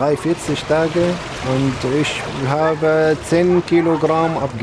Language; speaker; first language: German; non-native, learner; Arabic